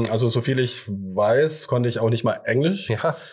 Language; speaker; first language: German; early bilingual, other home language; Thai